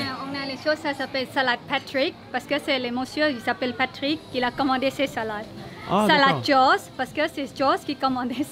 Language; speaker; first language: French; non-native, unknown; Thai